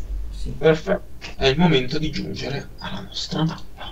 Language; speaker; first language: Italian; native; Italian